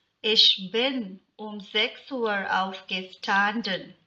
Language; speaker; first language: German; non-native, fluent; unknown